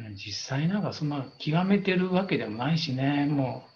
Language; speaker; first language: Japanese; native; Japanese